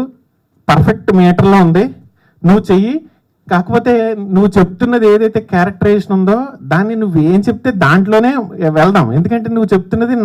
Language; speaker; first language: Telugu; native; Telugu